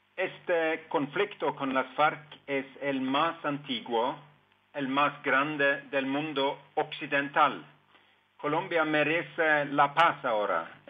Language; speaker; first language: Spanish; non-native, fluent; Norwegian